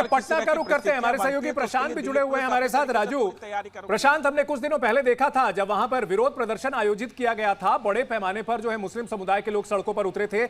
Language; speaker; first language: Hindi; native; Hindi